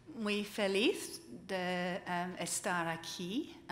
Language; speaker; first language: Spanish; non-native, learner; English